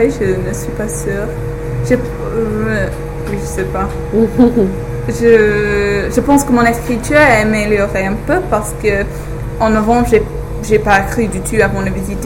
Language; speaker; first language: French; non-native, learner; English